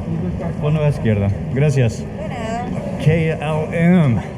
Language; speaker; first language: Spanish; non-native, learner; Dutch